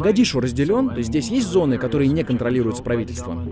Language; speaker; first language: Russian; native; Russian